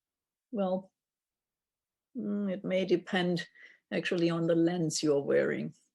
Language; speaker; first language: English; non-native, fluent; German